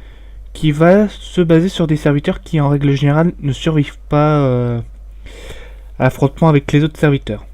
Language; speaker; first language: French; native; French